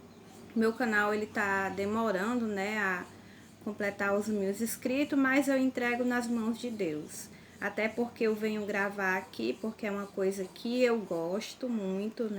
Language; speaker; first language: Portuguese; native; Portuguese